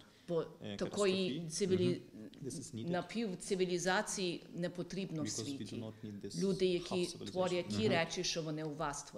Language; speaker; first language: Ukrainian; early bilingual, heritage; Ukrainian